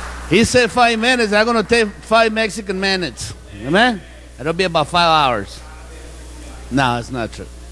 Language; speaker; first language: English; non-native, learner; Spanish